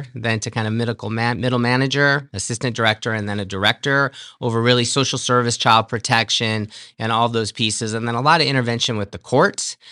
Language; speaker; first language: English; native; English